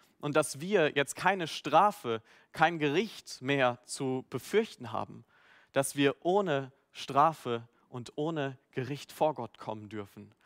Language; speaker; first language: German; native; German